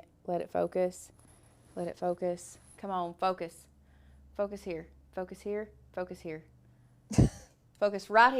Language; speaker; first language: English; native; English